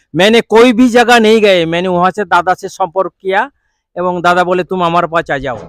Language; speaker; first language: Hindi; non-native, local second language; Bangla